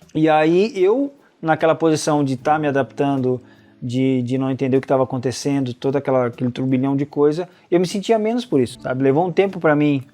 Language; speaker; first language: Portuguese; native; Portuguese